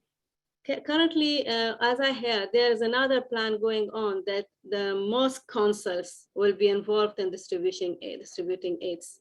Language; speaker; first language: English; non-native, fluent; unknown